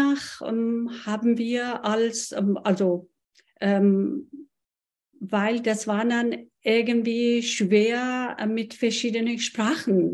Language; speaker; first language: German; non-native, fluent; Persian